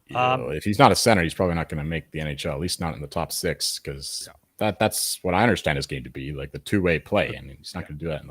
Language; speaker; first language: English; native; English